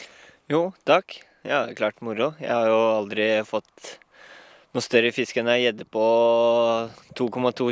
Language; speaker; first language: Norwegian; native; Norwegian